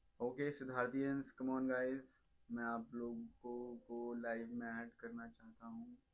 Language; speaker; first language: Hindi; native; Hindi